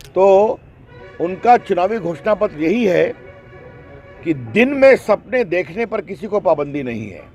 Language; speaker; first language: Hindi; native; Hindi